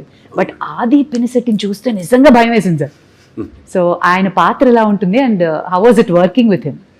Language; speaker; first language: Telugu; native; Telugu